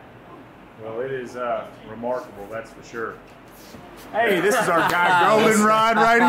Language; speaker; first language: English; native; English